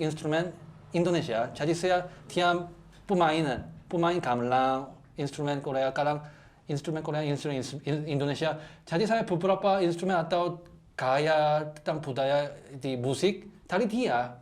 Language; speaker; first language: Indonesian; non-native, learner; Korean